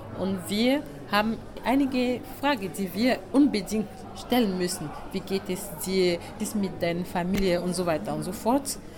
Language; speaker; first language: German; non-native, fluent; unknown